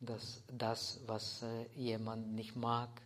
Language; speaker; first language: German; non-native, fluent; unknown